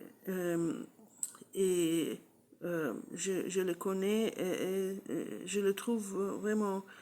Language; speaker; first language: French; non-native, learner; English